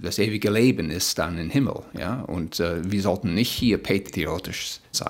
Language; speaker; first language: German; early bilingual, heritage; Plautdietsch